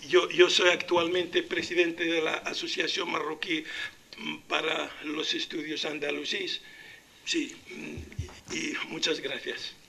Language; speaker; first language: Spanish; non-native, local second language; Arabic